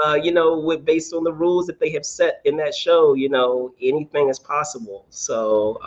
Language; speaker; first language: English; native; English